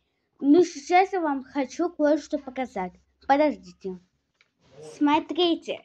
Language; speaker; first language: Russian; non-native, local second language; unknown